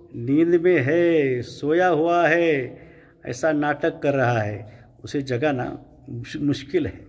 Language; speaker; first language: Hindi; non-native, local second language; Marathi